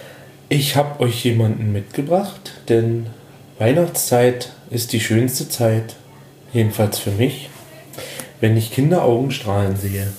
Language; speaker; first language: German; native; German